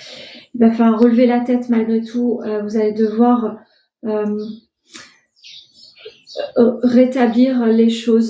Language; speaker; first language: French; native; French